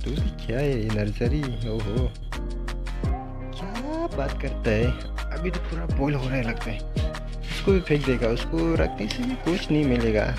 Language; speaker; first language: Hindi; non-native, local second language; Bodo